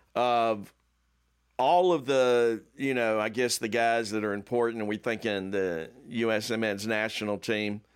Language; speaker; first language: English; native; English